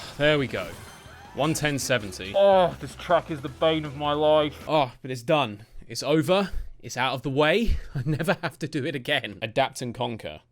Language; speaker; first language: English; native; English